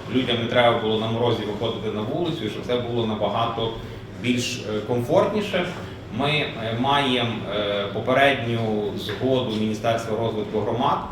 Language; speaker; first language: Ukrainian; native; Ukrainian